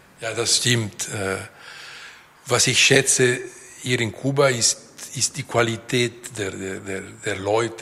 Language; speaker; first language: German; non-native, local second language; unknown